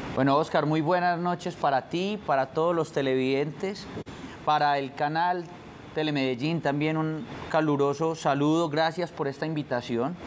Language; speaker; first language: Spanish; native; Spanish